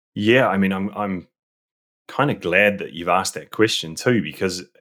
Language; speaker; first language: English; native; English